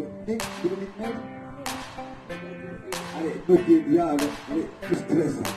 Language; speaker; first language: Dutch; non-native, local second language; French